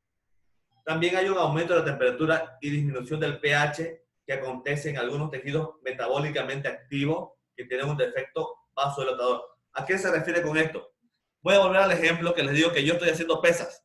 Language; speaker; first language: Spanish; native; Spanish